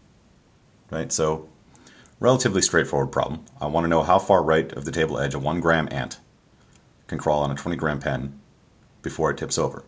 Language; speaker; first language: English; native; English